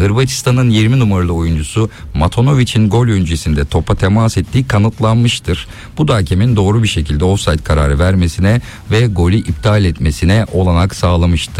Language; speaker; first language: Turkish; native; Turkish